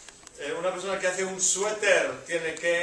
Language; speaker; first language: Spanish; non-native, fluent; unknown